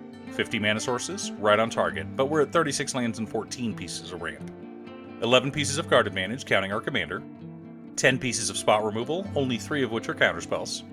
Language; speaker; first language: English; native; English